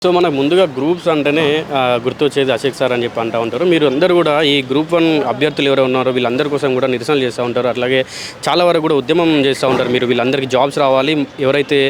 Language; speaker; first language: Telugu; native; Telugu